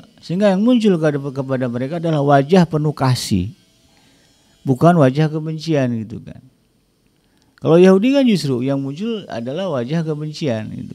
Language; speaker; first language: Indonesian; native; Indonesian